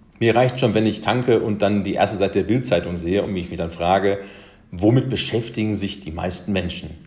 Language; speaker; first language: German; early bilingual, other home language; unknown